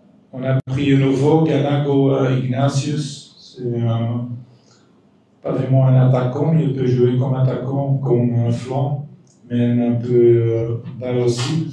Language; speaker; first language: French; non-native, fluent; Dutch